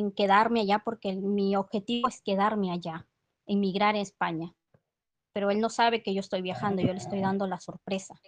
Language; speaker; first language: Spanish; native; Spanish